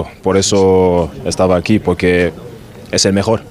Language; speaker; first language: Spanish; non-native, learner; German